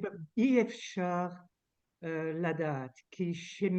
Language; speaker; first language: Hebrew; non-native, learner; French